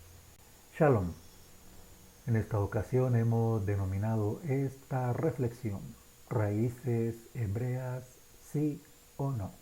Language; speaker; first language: Spanish; native; Spanish